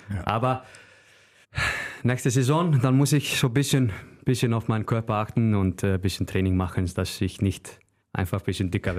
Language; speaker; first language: German; non-native, learner; Icelandic